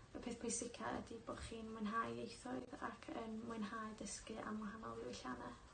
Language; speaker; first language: Welsh; native; Welsh